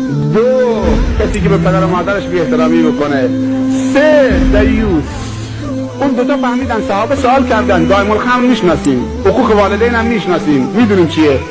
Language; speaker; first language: Persian; native; Persian